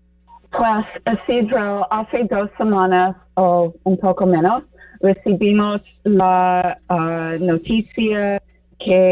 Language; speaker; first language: Spanish; non-native, fluent; English